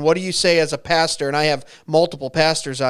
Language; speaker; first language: English; native; English